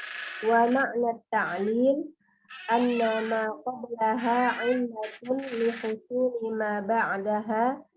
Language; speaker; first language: Arabic; non-native, learner; Indonesian